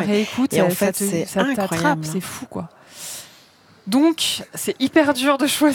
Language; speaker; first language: French; native; French